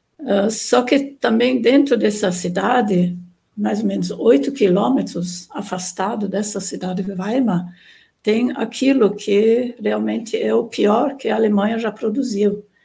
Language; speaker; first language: Portuguese; non-native, fluent; German